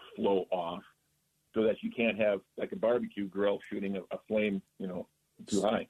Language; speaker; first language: English; native; English